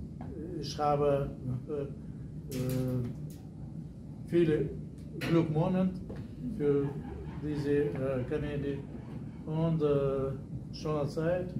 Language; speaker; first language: German; non-native, learner; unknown